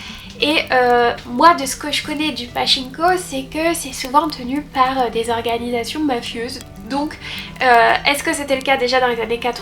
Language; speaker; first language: French; native; French